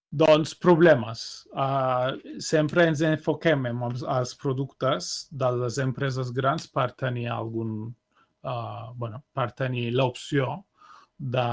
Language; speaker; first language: Catalan; non-native, fluent; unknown